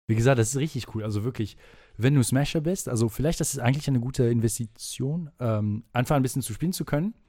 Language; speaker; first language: German; non-native, fluent; French